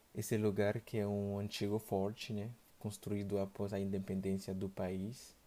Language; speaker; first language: Portuguese; non-native, fluent; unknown